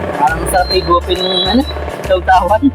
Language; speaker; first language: Filipino; native; Filipino